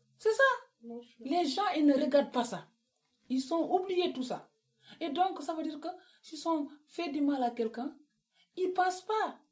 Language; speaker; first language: French; non-native, local second language; Wolof